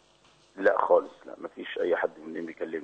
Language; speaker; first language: Arabic; native; Arabic